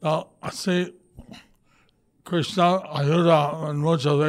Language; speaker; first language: Spanish; non-native, learner; English